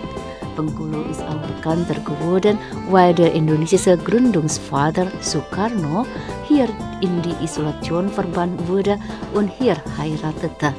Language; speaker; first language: German; non-native, fluent; Indonesian